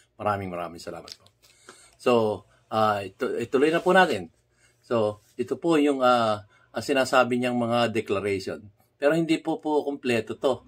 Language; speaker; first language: Filipino; native; Filipino